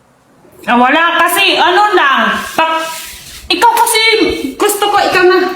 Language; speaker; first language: Filipino; non-native, learner; Chinese